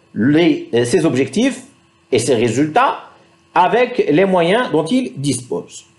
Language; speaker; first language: French; non-native, local second language; Arabic